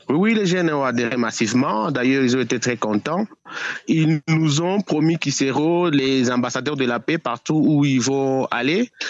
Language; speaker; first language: French; non-native, local second language; Nande